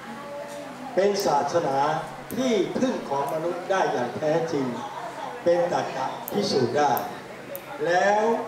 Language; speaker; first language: Thai; native; Thai